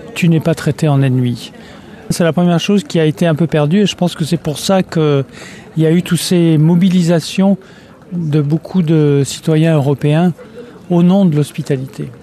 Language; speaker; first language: French; native; French